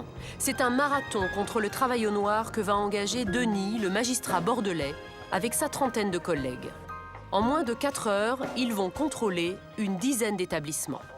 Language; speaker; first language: French; native; French